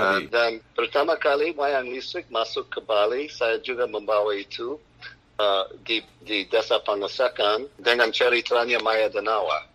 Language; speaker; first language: Indonesian; non-native, fluent; English